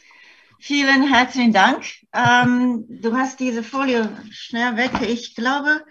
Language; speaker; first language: German; non-native, fluent; Chinese